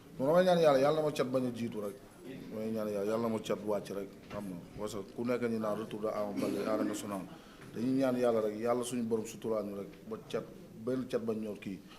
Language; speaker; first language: Wolof; native; Wolof